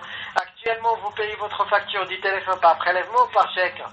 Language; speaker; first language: French; native; French